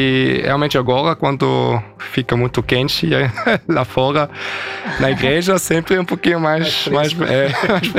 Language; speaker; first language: Portuguese; early bilingual, heritage; German